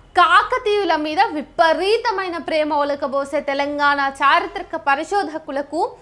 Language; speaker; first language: Telugu; native; Telugu